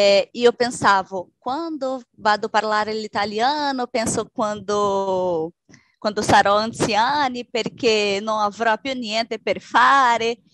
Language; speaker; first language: Italian; non-native, learner; Portuguese